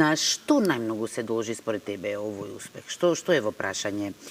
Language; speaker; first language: Macedonian; native; Macedonian